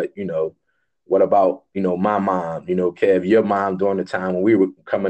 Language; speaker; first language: English; native; English